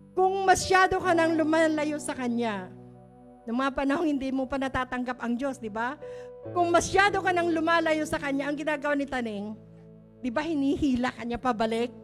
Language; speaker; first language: Filipino; native; Filipino